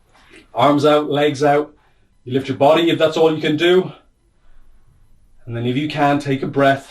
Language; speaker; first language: English; native; English